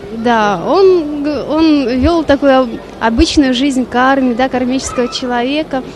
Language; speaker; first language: Russian; native; Russian